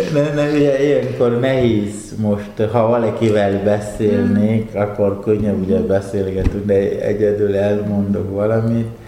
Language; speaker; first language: Hungarian; non-native, fluent; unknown